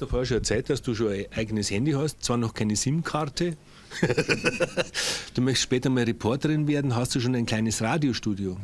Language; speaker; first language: German; native; German